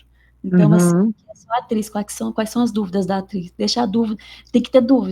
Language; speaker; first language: Portuguese; native; Portuguese